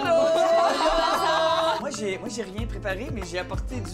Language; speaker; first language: French; native; French